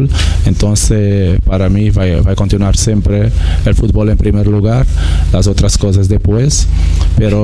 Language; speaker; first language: Spanish; non-native, fluent; Portuguese